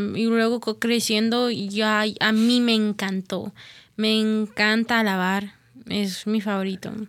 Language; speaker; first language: Spanish; early bilingual, heritage; Spanish